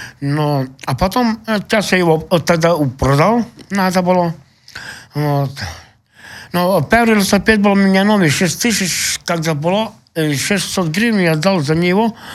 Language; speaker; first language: Russian; non-native, local second language; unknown